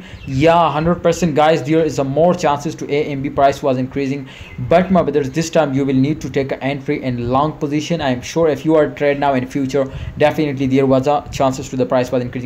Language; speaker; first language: English; non-native, learner; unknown